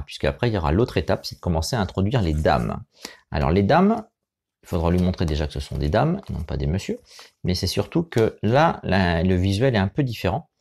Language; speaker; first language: French; native; French